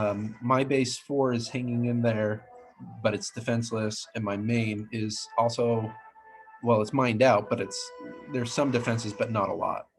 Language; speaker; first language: English; native; English